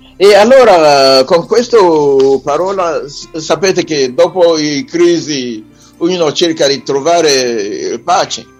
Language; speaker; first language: Italian; non-native, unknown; Igbo